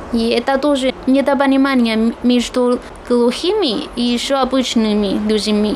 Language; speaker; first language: Russian; non-native, fluent; Chinese